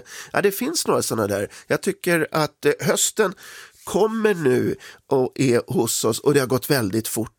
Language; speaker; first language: Swedish; native; Swedish